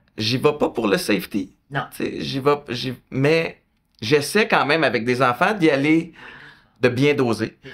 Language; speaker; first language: French; native; French